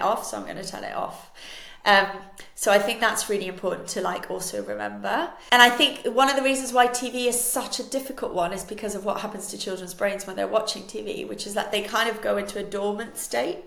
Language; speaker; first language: English; non-native, fluent; Spanish